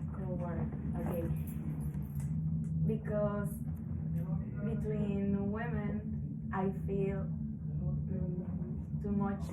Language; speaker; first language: English; non-native, learner; Spanish